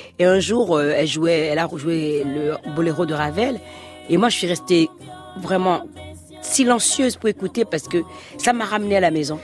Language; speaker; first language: French; non-native, local second language; Fon